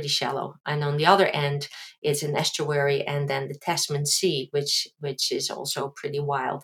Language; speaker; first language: English; non-native, fluent; Dutch